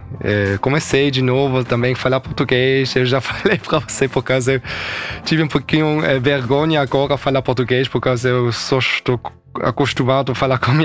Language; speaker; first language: Portuguese; early bilingual, heritage; German